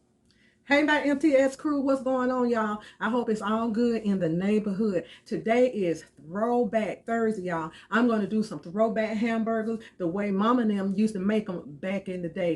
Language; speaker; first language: English; native; English